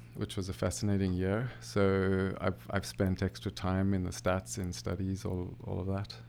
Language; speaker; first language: English; native; English